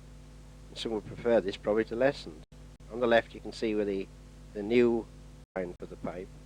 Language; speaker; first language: English; native; English